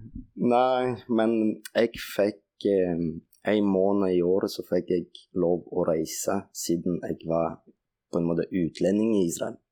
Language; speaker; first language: Norwegian; non-native, fluent; Russian